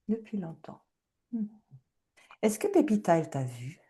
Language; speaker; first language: French; native; French